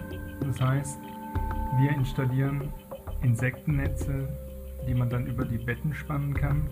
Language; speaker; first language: German; native; German